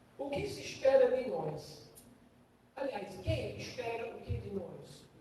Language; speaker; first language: Portuguese; non-native, fluent; German